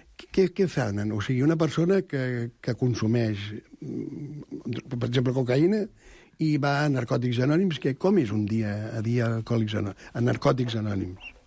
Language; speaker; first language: Catalan; native; Catalan